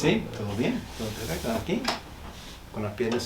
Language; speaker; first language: Spanish; early bilingual, heritage; Spanish